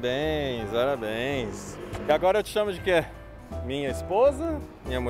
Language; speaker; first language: Portuguese; native; Portuguese